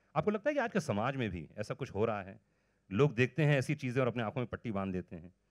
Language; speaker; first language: Hindi; native; Hindi